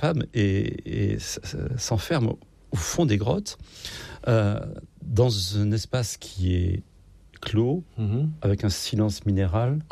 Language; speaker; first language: French; native; French